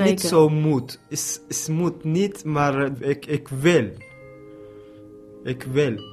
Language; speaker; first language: Dutch; non-native, learner; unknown